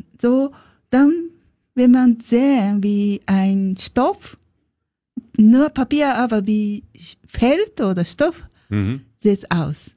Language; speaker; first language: German; non-native, learner; Japanese